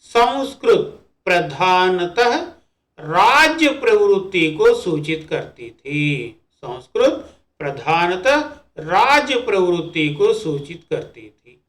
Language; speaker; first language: Hindi; non-native, local second language; Telugu